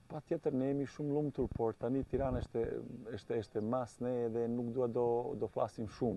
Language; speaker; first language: Albanian; non-native, learner; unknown